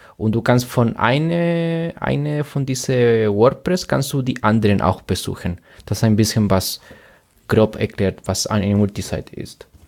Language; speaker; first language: German; non-native, fluent; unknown